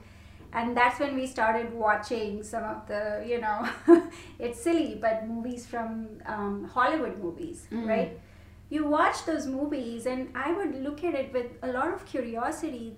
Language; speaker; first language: English; non-native, local second language; Hindi